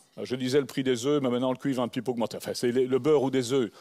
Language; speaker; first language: French; native; French